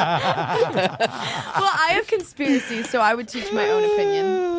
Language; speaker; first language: English; native; English